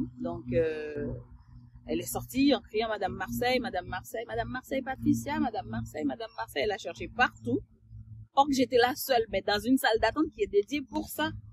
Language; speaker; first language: French; early bilingual, other home language; Haitian Creole